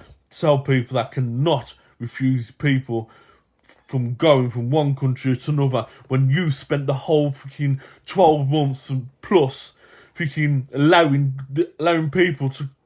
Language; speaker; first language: English; native; English